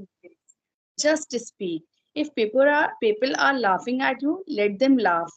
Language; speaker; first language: English; non-native, fluent; Hindi